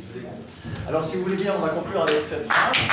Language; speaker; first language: French; native; French